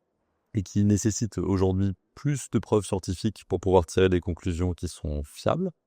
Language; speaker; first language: French; native; French